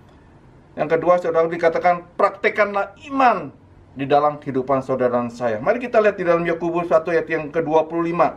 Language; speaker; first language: Indonesian; native; Indonesian